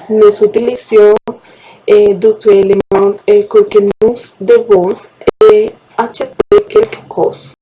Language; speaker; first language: French; non-native, learner; Spanish